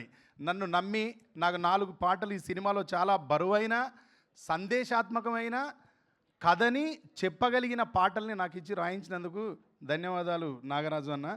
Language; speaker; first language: Telugu; native; Telugu